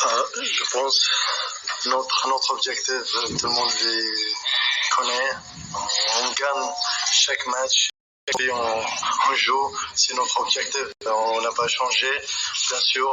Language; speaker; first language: French; non-native, learner; Arabic